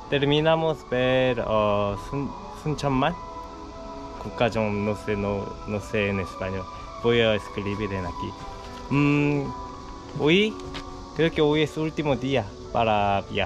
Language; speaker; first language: Spanish; non-native, learner; Korean